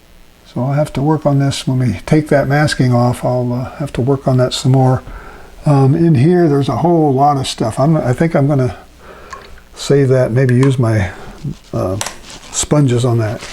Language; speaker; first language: English; native; English